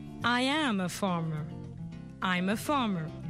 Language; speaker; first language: English; non-native, fluent; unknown